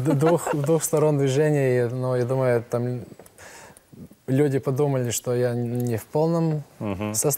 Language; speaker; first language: Russian; non-native, local second language; Latvian